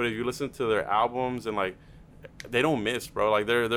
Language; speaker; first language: English; early bilingual, other home language; Spanish